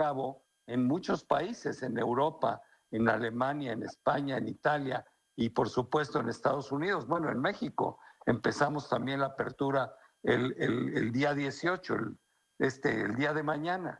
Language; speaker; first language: Spanish; native; Spanish